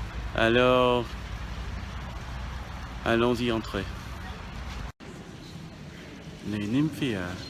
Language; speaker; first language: French; non-native, learner; English